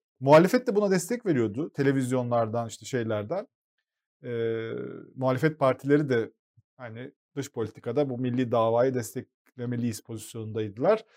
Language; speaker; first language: Turkish; native; Turkish